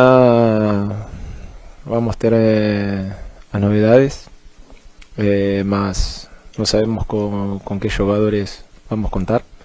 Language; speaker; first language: Portuguese; non-native, fluent; Spanish